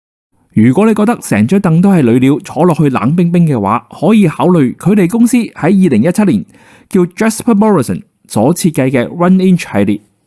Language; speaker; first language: Cantonese; native; Cantonese